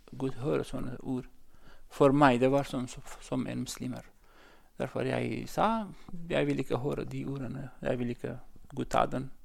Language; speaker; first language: Norwegian; non-native, learner; Central Kurdish